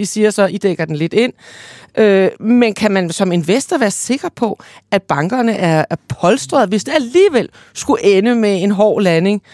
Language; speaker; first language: Danish; native; Danish